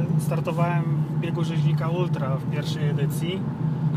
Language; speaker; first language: Polish; native; Polish